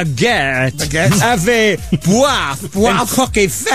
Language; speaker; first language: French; non-native, learner; English